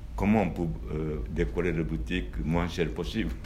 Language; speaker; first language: French; non-native, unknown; Japanese